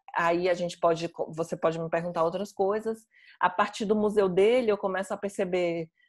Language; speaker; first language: Portuguese; native; Portuguese